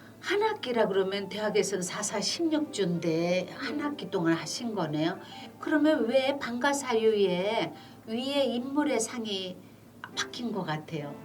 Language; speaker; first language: Korean; native; Korean